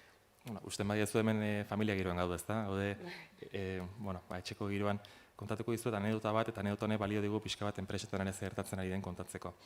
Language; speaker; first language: Basque; native; Basque